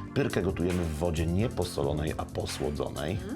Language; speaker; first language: Polish; native; Polish